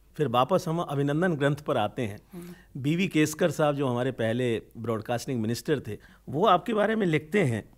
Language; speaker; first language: Hindi; native; Hindi